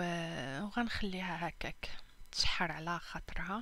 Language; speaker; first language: Arabic; native; Arabic